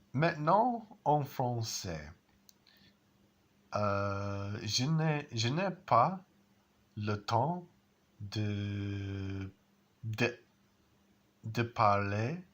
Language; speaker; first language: French; non-native, learner; English